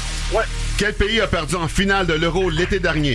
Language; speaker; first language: French; native; French